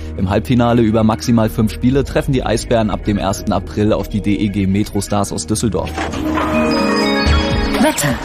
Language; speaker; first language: German; native; German